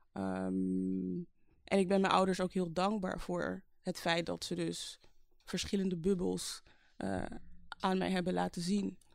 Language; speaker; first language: Dutch; early bilingual, other home language; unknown